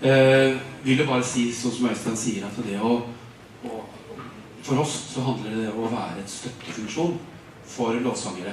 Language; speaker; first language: Norwegian; native; Norwegian